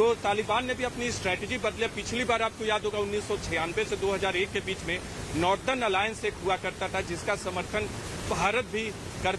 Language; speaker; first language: Hindi; native; Hindi